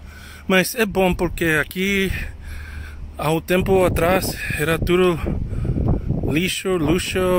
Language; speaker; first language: Portuguese; non-native, learner; English